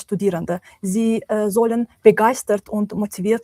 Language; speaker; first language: German; non-native, learner; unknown